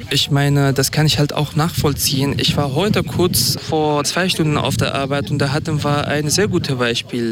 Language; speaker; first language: German; non-native, fluent; Kurdish